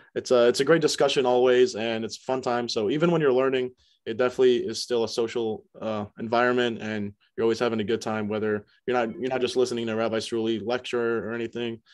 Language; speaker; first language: English; native; English